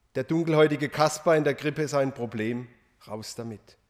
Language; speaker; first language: German; native; German